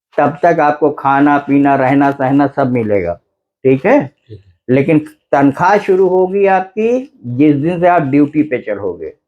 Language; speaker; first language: Hindi; native; Hindi